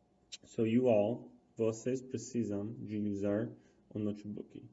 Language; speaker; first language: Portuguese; non-native, fluent; English